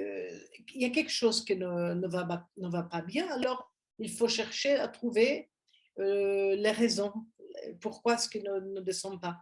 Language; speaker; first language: French; non-native, fluent; Spanish